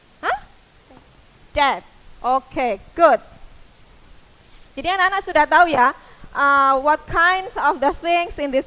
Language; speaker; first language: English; non-native, fluent; Indonesian